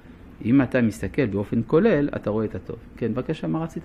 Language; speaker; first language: Hebrew; non-native, fluent; French